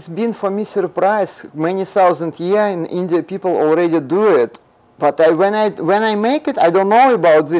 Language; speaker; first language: English; non-native, learner; Russian